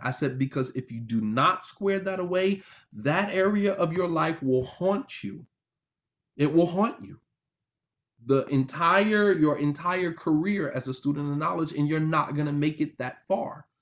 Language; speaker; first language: English; native; English